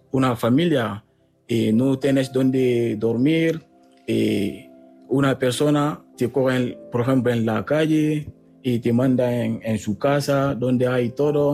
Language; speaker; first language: Spanish; non-native, fluent; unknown